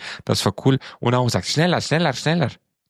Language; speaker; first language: German; non-native, fluent; Romanian